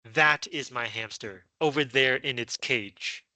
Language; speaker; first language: English; non-native, fluent; Chinese